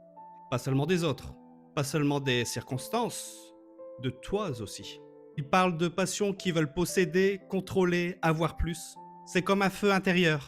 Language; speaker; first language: French; native; French